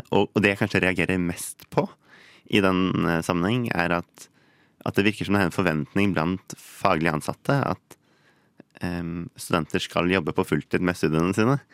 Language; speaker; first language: Norwegian; native; Norwegian